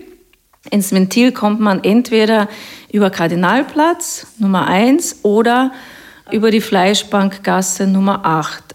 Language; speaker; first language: German; non-native, fluent; Russian